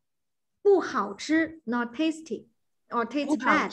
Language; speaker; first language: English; non-native, fluent; Chinese